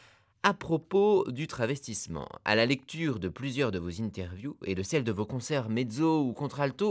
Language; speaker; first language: French; native; French